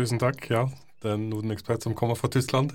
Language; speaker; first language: Norwegian; non-native, fluent; German